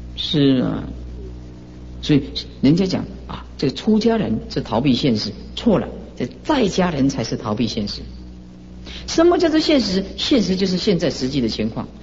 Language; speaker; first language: Chinese; native; Chinese